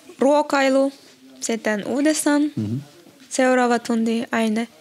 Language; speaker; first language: Finnish; non-native, learner; Uzbek